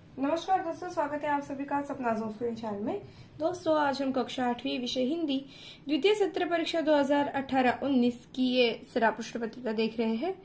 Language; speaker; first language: Hindi; non-native, local second language; Marathi